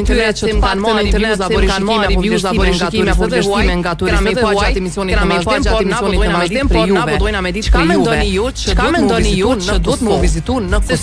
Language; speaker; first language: Albanian; native; Albanian